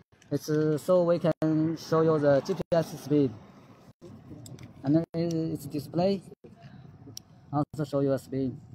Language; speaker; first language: English; non-native, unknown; Chinese